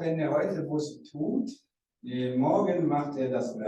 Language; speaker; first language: German; non-native, learner; Rundi